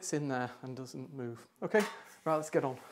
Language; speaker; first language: English; native; English